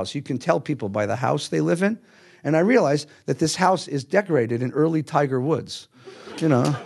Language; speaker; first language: English; native; English